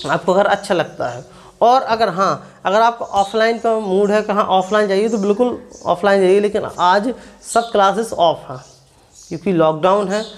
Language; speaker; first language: Hindi; non-native, local second language; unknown